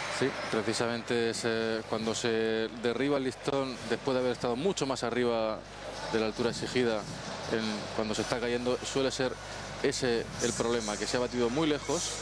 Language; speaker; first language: Spanish; native; Spanish